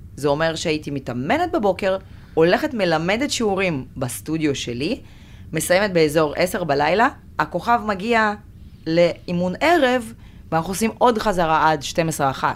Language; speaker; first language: Hebrew; non-native, fluent; Russian